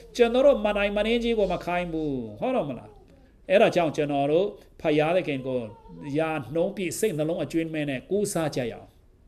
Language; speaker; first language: Burmese; non-native, local second language; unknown